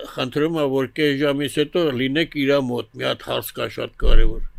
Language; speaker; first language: Armenian; native; Armenian